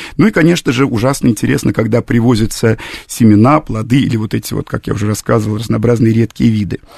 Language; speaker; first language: Russian; native; Russian